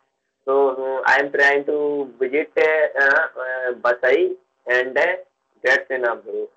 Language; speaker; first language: English; non-native, learner; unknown